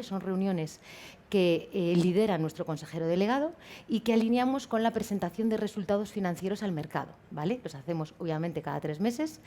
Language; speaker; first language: Spanish; native; Spanish